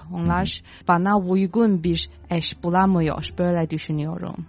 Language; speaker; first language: Turkish; non-native, fluent; Chinese